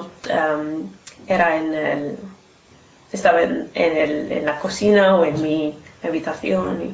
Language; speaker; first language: Spanish; non-native, learner; English